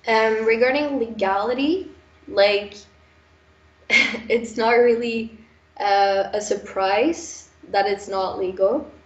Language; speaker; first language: English; non-native, fluent; Norwegian